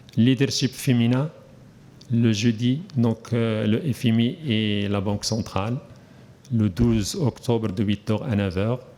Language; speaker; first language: French; non-native, local second language; Arabic